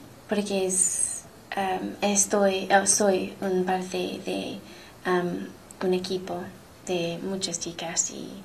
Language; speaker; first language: Spanish; non-native, learner; English